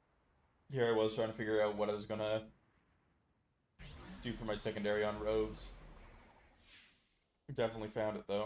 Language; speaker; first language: English; native; English